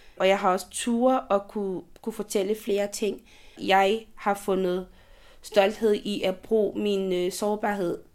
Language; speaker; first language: Danish; early bilingual, other home language; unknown